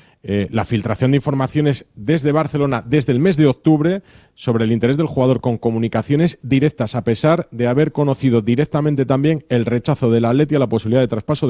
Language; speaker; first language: Spanish; native; Spanish